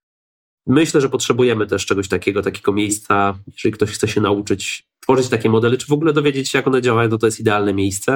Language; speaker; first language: Polish; native; Polish